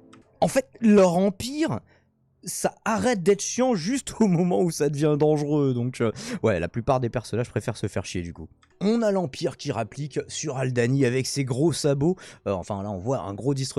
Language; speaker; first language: French; native; French